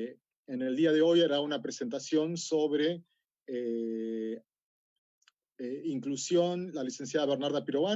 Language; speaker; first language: Spanish; native; Spanish